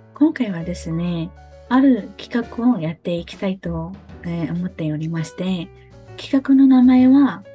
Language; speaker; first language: Japanese; non-native, fluent; Burmese